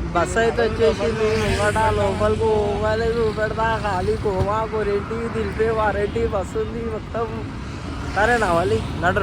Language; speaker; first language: Telugu; non-native, local second language; Marathi